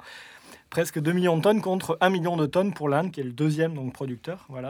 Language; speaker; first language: French; native; French